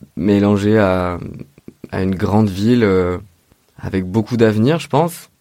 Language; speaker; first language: French; native; French